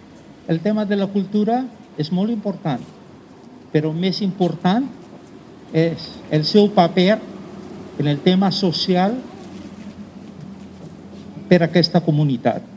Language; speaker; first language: Catalan; non-native, local second language; Spanish